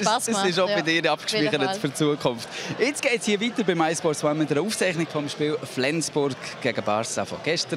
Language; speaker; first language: German; native; German